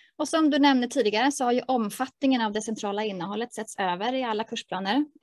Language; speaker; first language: Swedish; native; Swedish